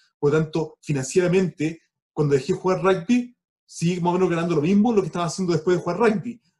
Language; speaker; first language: Spanish; early bilingual, heritage; Spanish